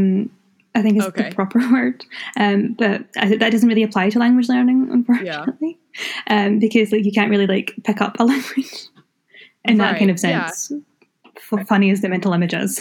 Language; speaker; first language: English; native; English